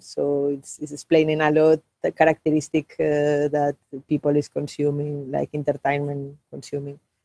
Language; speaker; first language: English; non-native, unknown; Catalan